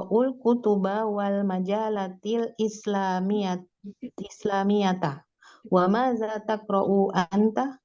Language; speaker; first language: Arabic; non-native, learner; Indonesian